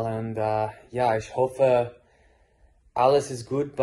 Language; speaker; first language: German; non-native, learner; English